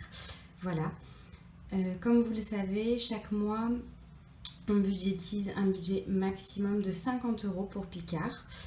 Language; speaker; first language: French; native; French